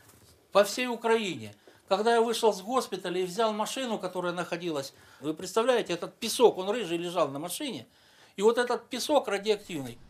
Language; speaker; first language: Russian; native; Russian